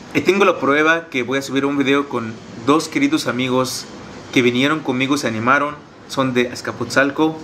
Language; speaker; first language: Spanish; non-native, fluent; Arabic